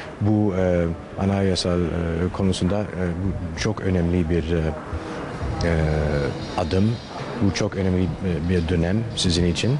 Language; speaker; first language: Turkish; non-native, fluent; English